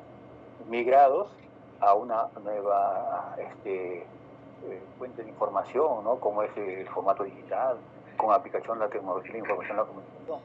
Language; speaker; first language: Spanish; native; Spanish